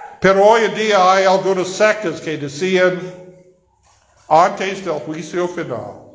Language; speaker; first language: Spanish; non-native, fluent; English